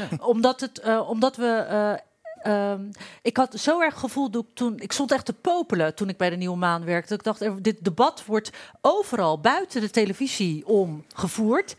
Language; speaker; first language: Dutch; early bilingual, other home language; Turkish